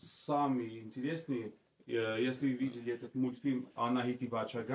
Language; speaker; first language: Russian; non-native, learner; Armenian